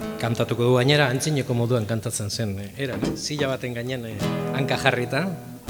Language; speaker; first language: Basque; non-native, local second language; Spanish